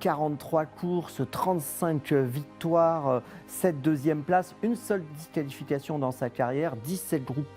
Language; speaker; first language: French; native; French